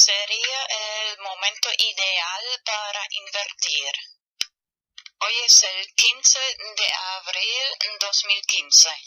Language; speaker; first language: Spanish; non-native, learner; German